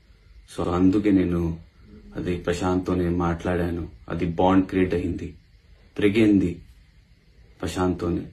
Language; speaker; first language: Telugu; non-native, learner; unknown